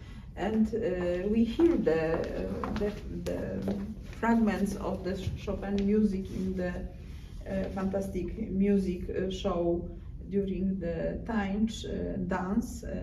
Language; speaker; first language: English; non-native, learner; Polish